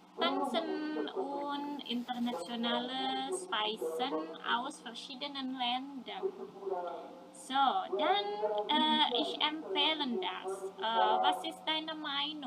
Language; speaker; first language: German; non-native, fluent; Indonesian